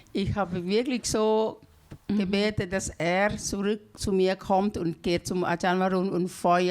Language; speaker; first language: German; non-native, learner; Thai